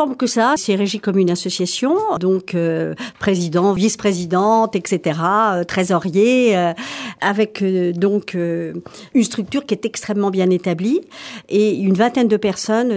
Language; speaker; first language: French; native; French